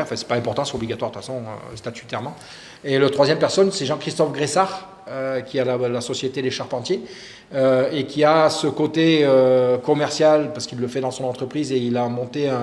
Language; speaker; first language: French; native; French